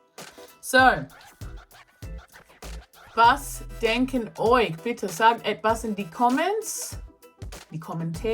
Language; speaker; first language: German; non-native, learner; English